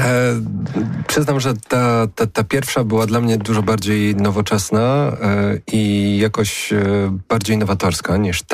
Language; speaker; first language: Polish; native; Polish